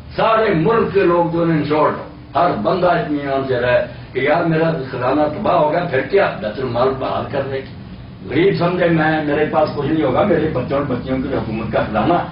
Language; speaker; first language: Urdu; non-native, local second language; Punjabi